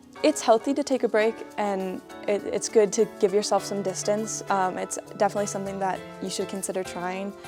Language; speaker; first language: English; native; English